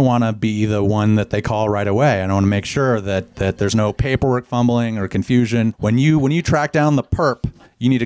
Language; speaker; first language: English; native; English